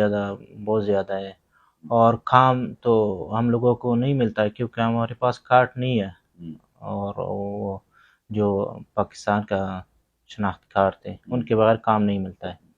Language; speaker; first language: Hindi; non-native, learner; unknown